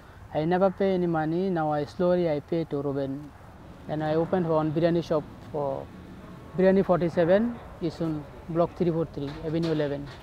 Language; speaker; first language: English; non-native, learner; Bangla